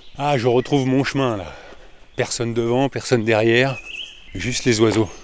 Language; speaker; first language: French; native; French